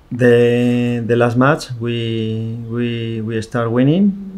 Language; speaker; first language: English; non-native, fluent; Spanish